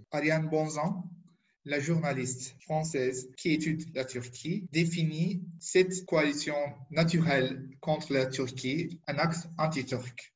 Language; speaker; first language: French; non-native, fluent; Turkish